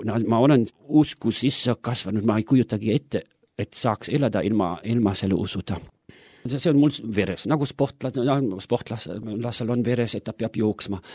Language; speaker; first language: Estonian; non-native, fluent; German